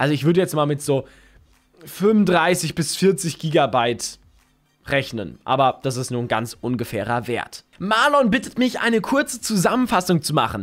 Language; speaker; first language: German; native; German